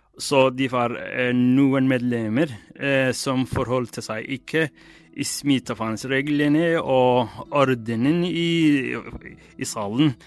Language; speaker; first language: Norwegian; non-native, fluent; Somali